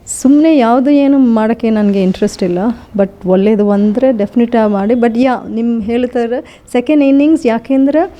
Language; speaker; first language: Kannada; non-native, fluent; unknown